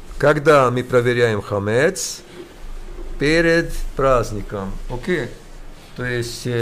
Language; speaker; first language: Russian; early bilingual, heritage; Russian